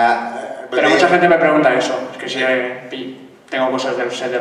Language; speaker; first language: Spanish; native; Spanish